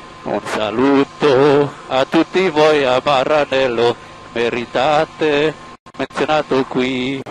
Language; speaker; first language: Italian; non-native, learner; German